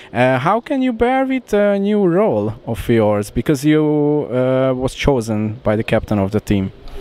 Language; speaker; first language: English; non-native, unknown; Hungarian